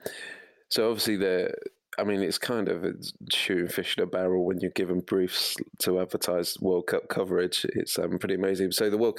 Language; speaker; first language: English; native; English